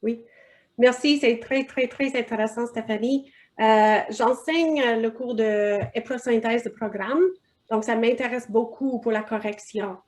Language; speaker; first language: French; non-native, fluent; English